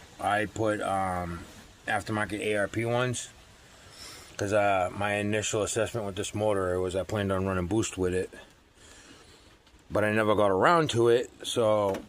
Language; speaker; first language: English; native; English